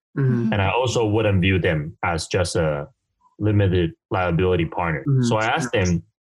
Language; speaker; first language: English; non-native, fluent; Chinese